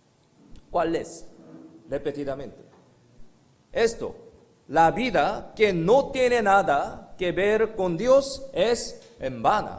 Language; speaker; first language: Spanish; non-native, fluent; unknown